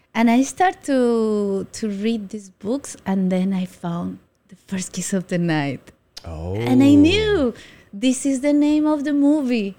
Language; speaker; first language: English; non-native, fluent; Spanish